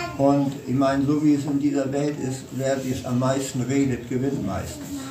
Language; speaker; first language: German; native; German